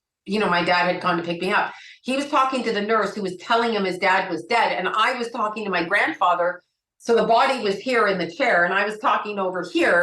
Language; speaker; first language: English; native; English